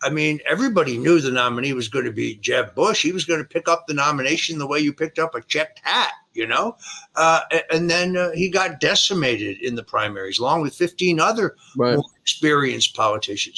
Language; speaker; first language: English; native; English